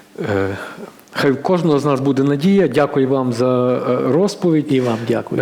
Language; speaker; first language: Ukrainian; native; Ukrainian